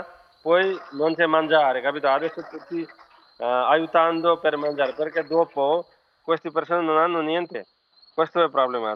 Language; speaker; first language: Italian; non-native, fluent; Nepali